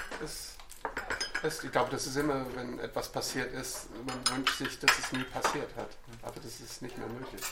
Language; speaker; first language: German; non-native, fluent; English